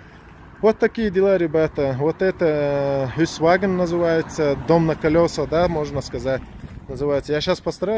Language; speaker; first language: Russian; non-native, local second language; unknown